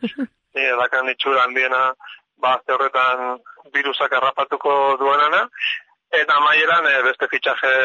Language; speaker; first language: Basque; native; Basque